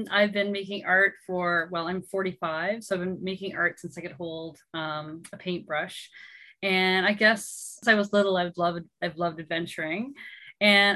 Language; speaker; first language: English; native; English